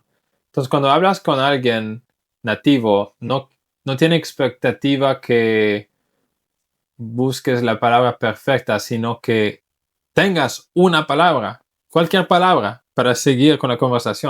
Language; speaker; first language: Spanish; non-native, fluent; English